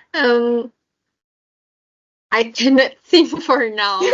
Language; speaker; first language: English; non-native, local second language; Malay